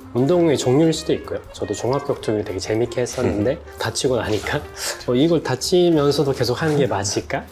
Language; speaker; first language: Korean; native; Korean